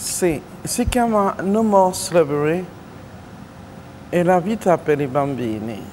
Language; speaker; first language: Italian; non-native, fluent; French